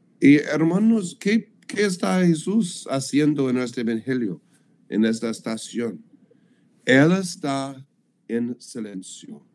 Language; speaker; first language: Spanish; non-native, learner; English